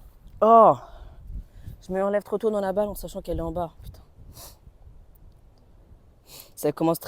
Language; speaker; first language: French; native; French